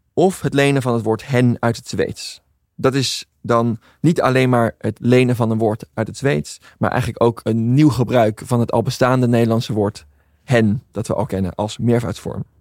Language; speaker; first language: Dutch; native; Dutch